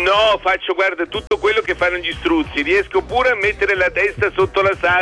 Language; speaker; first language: Italian; native; Italian